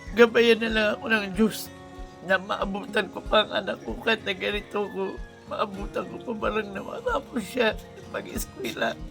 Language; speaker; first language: Filipino; native; Filipino